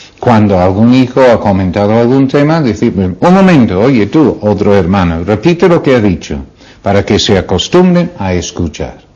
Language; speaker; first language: Spanish; non-native, fluent; English